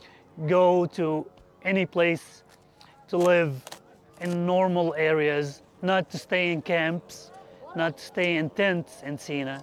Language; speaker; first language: English; non-native, local second language; Arabic